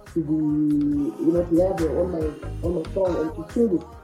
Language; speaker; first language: English; non-native, local second language; Shona